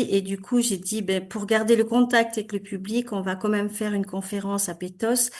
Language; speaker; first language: French; native; French